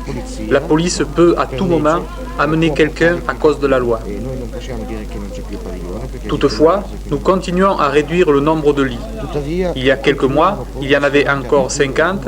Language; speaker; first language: French; native; French